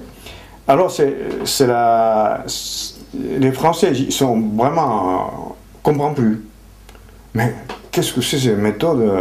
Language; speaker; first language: French; non-native, fluent; Japanese